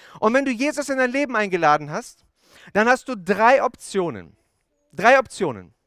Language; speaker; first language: German; early bilingual, other home language; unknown